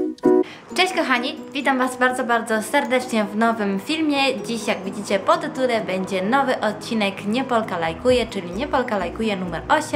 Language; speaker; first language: Polish; early bilingual, heritage; Polish